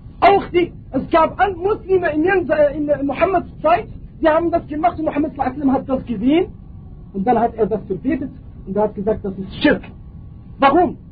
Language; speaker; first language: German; non-native, fluent; Arabic